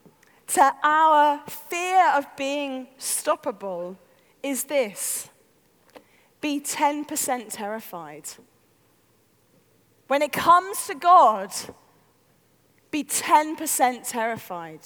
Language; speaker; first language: English; native; English